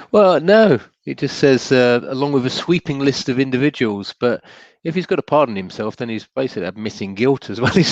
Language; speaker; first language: English; native; English